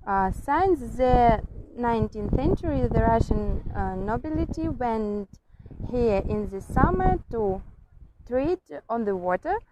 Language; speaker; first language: English; non-native, learner; Russian